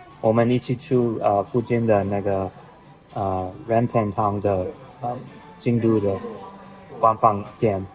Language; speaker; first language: Chinese; non-native, learner; English